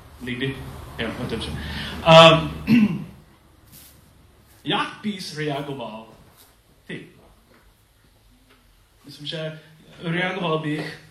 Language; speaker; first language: Czech; non-native, learner; English